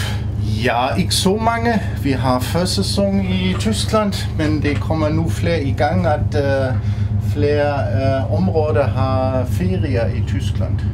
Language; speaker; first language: Danish; non-native, learner; German